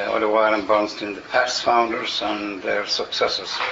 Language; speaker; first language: English; native; English